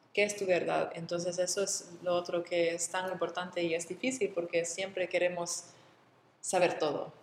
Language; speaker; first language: Spanish; early bilingual, other home language; English